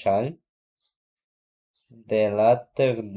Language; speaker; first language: French; non-native, learner; Russian